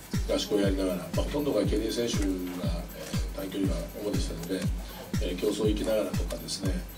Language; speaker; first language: Japanese; native; Japanese